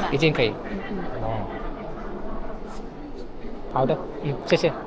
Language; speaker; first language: Chinese; non-native, learner; Amharic